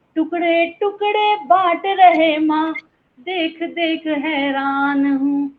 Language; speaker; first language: Hindi; native; Hindi